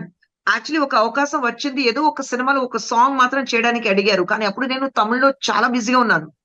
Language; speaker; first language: Telugu; non-native, fluent; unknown